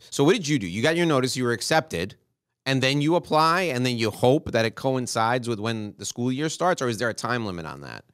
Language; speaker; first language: English; native; English